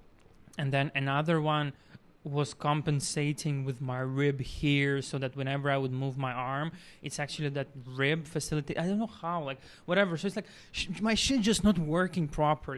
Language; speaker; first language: English; non-native, fluent; Russian